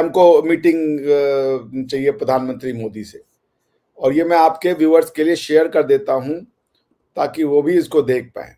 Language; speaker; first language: Hindi; native; Hindi